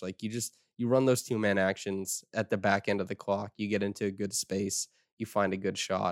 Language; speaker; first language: English; native; English